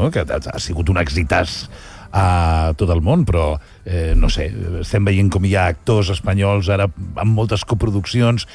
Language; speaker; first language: Catalan; native; Catalan